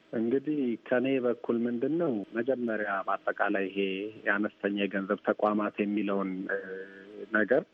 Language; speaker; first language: Amharic; native; Amharic